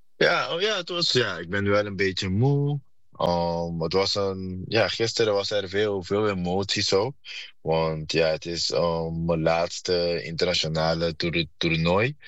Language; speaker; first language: Dutch; non-native, fluent; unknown